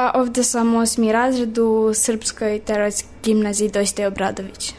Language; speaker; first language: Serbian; early bilingual, heritage; Serbian